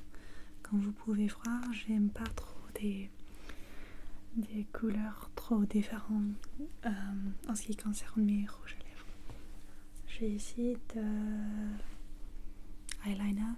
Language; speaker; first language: French; non-native, learner; English